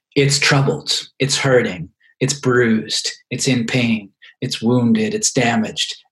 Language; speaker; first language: English; native; English